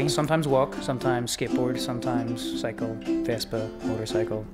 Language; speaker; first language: English; native; English